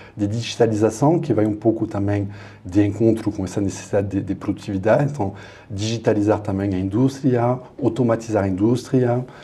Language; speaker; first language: Portuguese; non-native, fluent; French